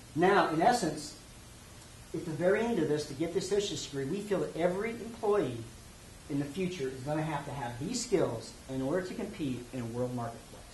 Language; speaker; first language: English; native; English